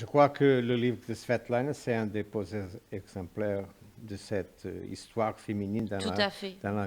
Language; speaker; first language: French; non-native, fluent; Portuguese